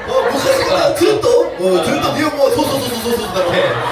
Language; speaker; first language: Japanese; non-native, learner; Korean